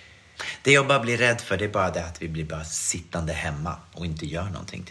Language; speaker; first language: Swedish; native; Swedish